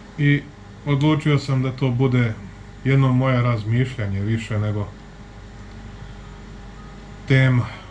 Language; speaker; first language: Serbian; native; Serbian